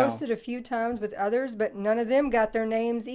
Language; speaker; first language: English; native; English